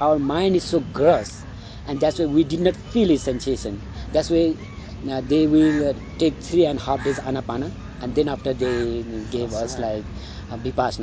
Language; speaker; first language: English; non-native, local second language; Nepali